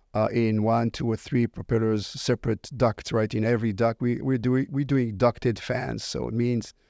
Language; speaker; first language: English; non-native, fluent; Hebrew